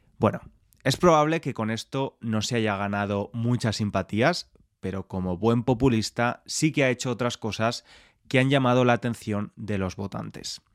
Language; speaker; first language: Spanish; native; Spanish